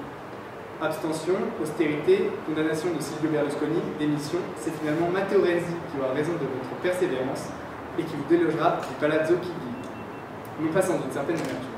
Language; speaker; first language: French; native; French